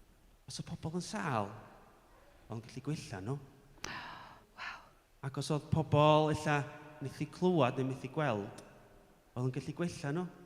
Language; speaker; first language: Welsh; native; Welsh